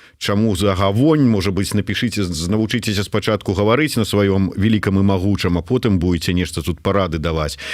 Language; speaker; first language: Belarusian; native; Belarusian